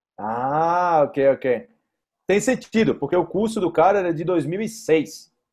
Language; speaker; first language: Portuguese; native; Portuguese